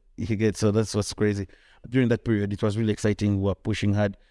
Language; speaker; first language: English; non-native, local second language; Ganda